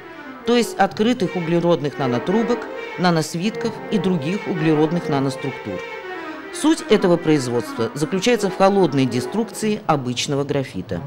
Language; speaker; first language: Russian; native; Russian